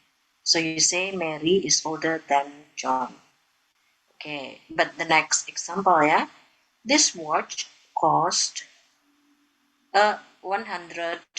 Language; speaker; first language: English; non-native, fluent; Indonesian